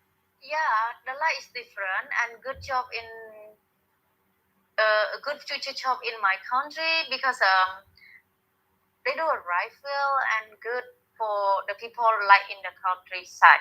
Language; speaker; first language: English; non-native, learner; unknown